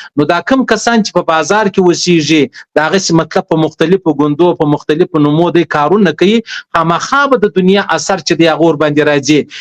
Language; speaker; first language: Pashto; native; Pashto